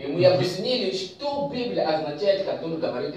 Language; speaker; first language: Russian; non-native, fluent; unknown